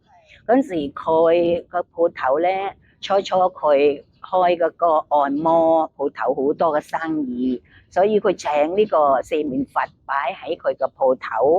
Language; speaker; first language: Cantonese; non-native, learner; Thai